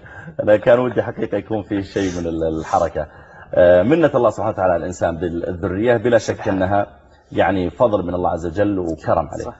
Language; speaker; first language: Arabic; native; Arabic